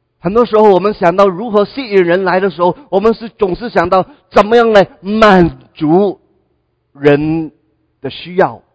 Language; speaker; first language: Chinese; non-native, local second language; Cantonese